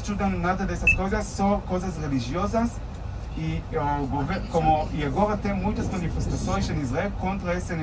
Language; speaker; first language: Portuguese; non-native, fluent; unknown